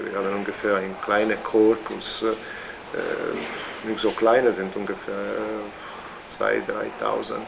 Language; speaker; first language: German; non-native, learner; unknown